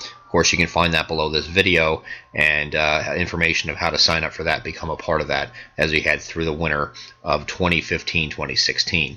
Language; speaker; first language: English; native; English